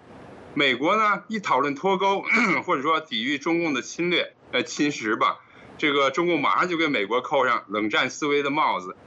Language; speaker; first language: Chinese; native; Chinese